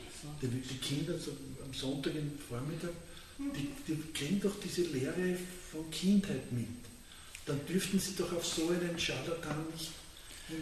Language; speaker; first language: German; native; German